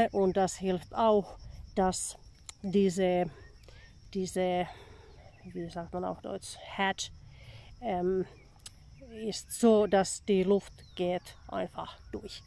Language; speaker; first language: German; non-native, fluent; Finnish